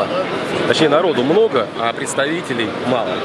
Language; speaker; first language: Russian; native; Russian